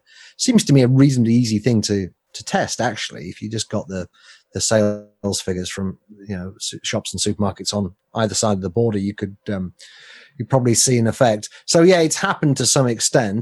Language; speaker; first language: English; native; English